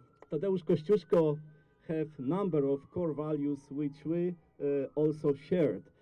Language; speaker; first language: English; non-native, fluent; Polish